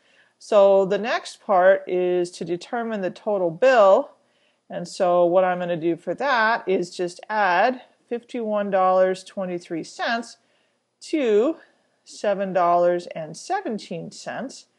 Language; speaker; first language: English; native; English